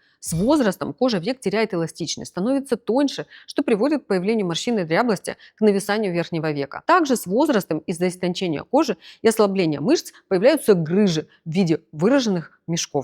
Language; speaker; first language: Russian; native; Russian